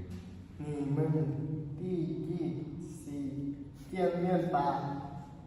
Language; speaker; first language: Chinese; non-native, learner; Thai